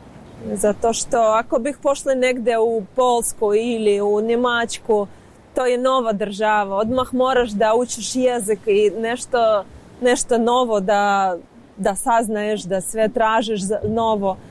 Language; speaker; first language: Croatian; non-native, learner; Ukrainian